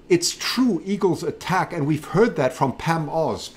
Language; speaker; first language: English; native; English